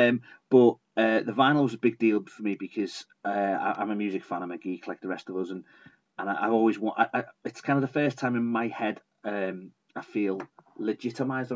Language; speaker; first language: English; native; English